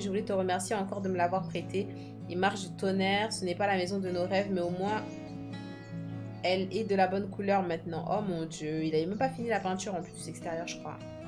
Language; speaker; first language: French; native; French